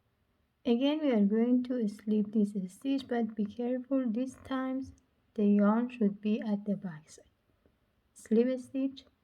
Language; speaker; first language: English; non-native, learner; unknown